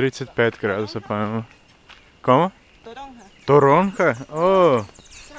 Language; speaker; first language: Russian; non-native, fluent; English